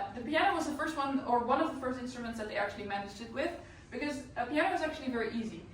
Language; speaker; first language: English; non-native, fluent; Dutch